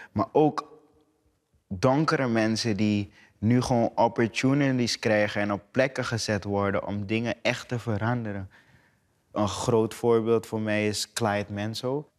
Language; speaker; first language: Dutch; native; Dutch